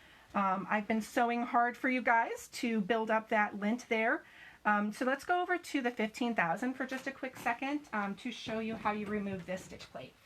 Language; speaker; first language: English; native; English